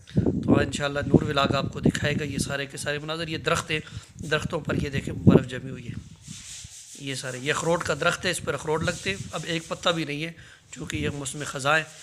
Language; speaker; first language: Urdu; non-native, local second language; Northern Hindko